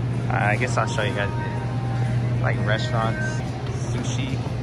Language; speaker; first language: English; early bilingual, other home language; Korean